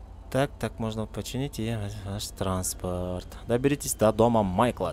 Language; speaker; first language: Russian; non-native, local second language; Kazakh